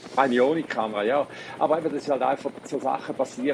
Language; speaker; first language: German; native; German